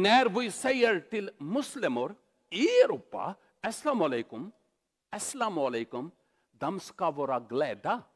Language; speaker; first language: Swedish; non-native, learner; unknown